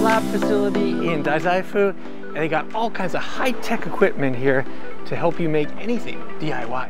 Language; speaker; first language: English; native; English